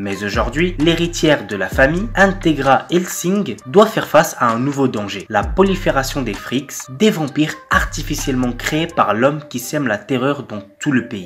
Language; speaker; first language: French; native; French